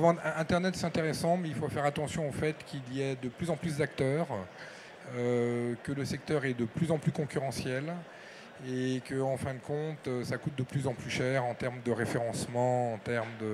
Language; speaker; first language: French; native; French